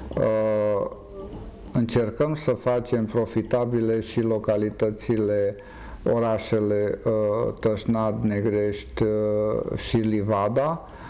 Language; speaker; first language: Romanian; native; Romanian